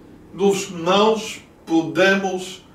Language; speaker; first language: Portuguese; non-native, learner; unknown